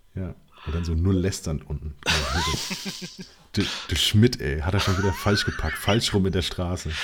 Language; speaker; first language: German; native; German